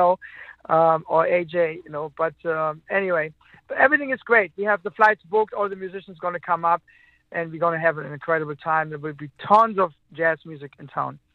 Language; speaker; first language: English; non-native, fluent; German